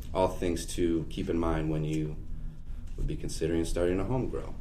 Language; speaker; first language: English; native; English